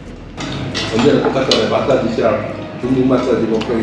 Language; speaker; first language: Korean; native; Korean